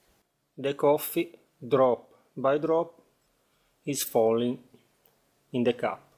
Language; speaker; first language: English; non-native, learner; Italian